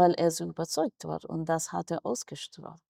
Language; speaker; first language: German; non-native, fluent; Persian